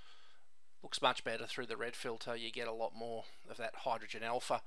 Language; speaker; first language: English; native; English